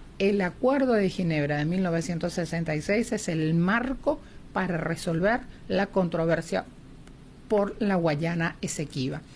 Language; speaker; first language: Spanish; native; Spanish